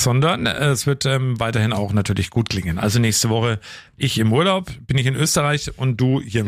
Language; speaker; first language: German; native; German